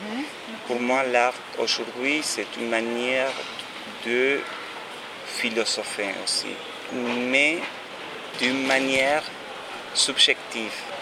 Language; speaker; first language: French; non-native, fluent; Spanish